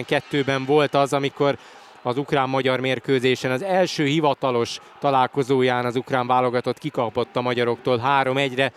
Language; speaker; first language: Hungarian; native; Hungarian